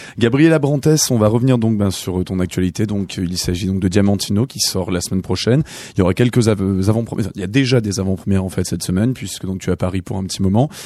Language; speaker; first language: French; native; French